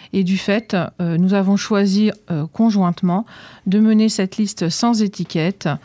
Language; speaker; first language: French; native; French